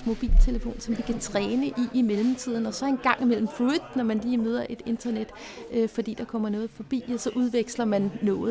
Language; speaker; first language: Danish; native; Danish